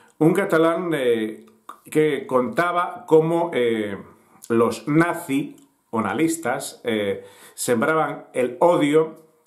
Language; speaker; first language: Spanish; native; Spanish